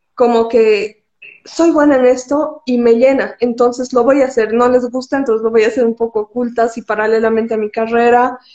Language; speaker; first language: Spanish; native; Spanish